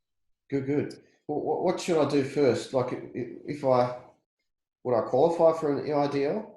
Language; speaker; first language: English; native; English